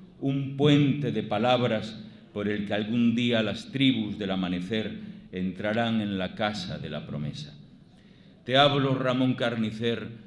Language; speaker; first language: Spanish; native; Spanish